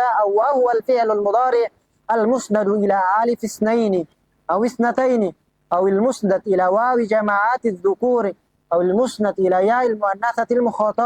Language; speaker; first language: Arabic; non-native, fluent; Indonesian